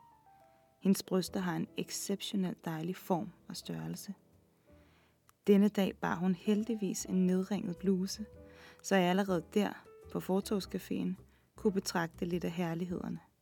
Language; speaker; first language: Danish; native; Danish